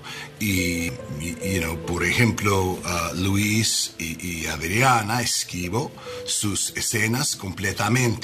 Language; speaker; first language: Spanish; non-native, learner; English